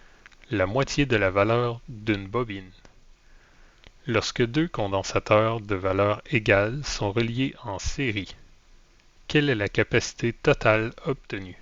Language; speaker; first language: French; native; French